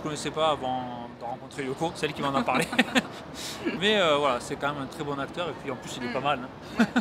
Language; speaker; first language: French; native; French